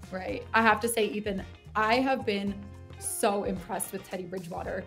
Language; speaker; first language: English; native; English